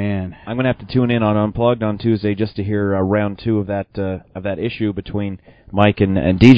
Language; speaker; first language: English; native; English